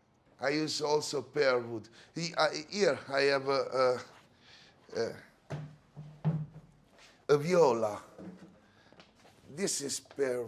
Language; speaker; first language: English; non-native, learner; Italian